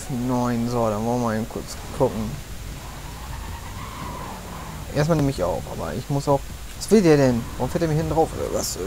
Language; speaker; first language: German; native; German